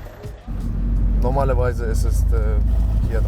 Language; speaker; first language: German; non-native, fluent; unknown